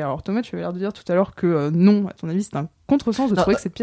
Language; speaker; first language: French; native; French